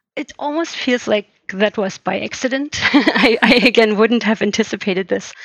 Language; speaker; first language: English; non-native, fluent; German